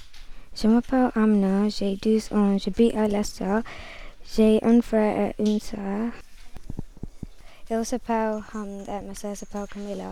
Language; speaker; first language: French; non-native, learner; English